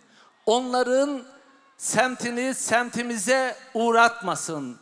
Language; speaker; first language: Turkish; native; Turkish